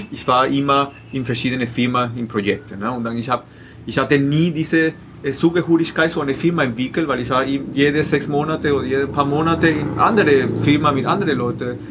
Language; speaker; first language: German; non-native, fluent; Spanish